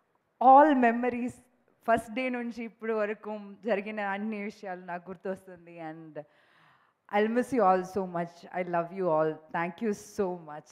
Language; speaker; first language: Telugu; non-native, local second language; Malayalam